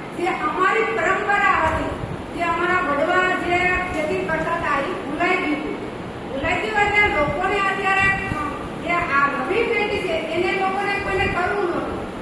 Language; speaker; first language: Gujarati; native; Gujarati